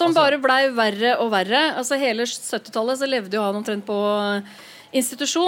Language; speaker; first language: Norwegian; native; Norwegian